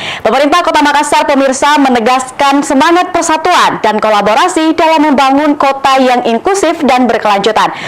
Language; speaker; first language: Indonesian; native; Indonesian